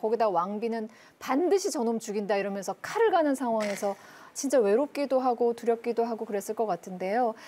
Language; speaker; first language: Korean; native; Korean